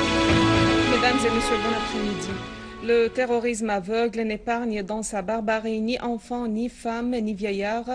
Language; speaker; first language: French; non-native, fluent; Arabic